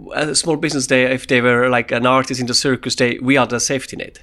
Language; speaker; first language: English; non-native, fluent; German